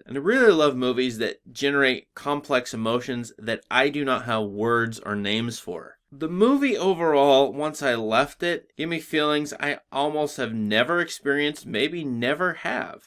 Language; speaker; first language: English; native; English